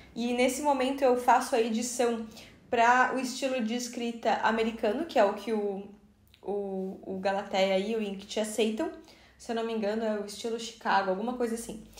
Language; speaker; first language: Portuguese; native; Portuguese